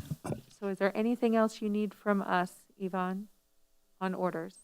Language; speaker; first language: English; native; English